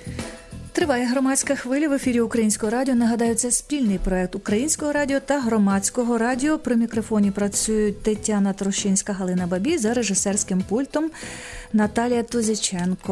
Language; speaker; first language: Ukrainian; native; Ukrainian